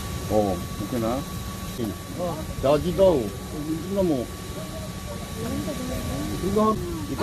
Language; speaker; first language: Filipino; non-native, fluent; Korean